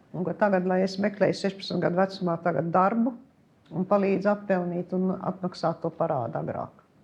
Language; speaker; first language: Latvian; early bilingual, heritage; Latvian